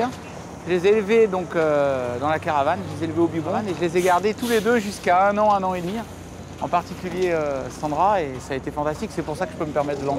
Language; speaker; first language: French; native; French